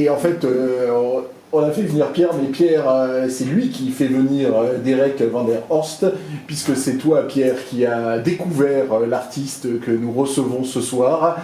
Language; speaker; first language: French; native; French